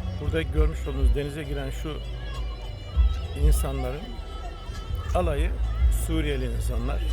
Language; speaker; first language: Turkish; native; Turkish